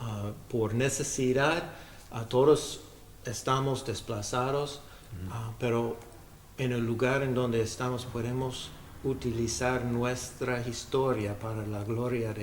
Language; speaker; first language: Spanish; non-native, learner; English